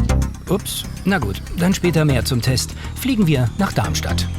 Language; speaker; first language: German; native; German